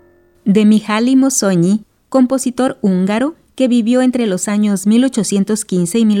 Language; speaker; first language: Spanish; native; Spanish